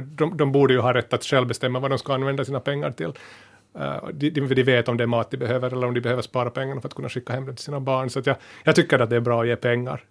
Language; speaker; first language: Swedish; native; Swedish